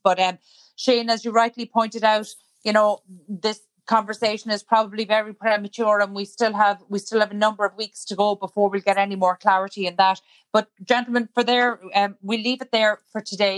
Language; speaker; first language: English; native; English